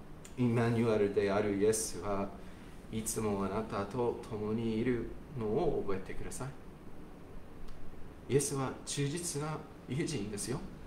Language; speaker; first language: Japanese; non-native, fluent; English